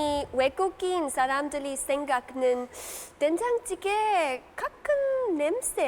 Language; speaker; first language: Korean; non-native, learner; English